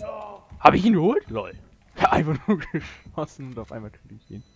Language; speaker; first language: German; native; German